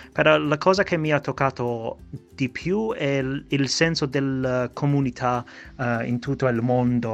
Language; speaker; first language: Italian; non-native, fluent; English